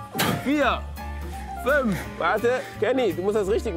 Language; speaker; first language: German; native; German